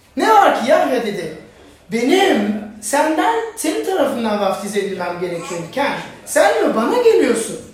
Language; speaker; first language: Turkish; non-native, fluent; German